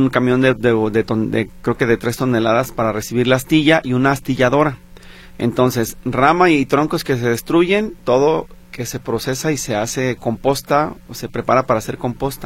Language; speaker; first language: Spanish; native; Spanish